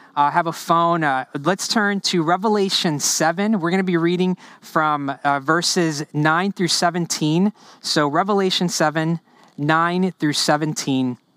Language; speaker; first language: English; early bilingual, other home language; Spanish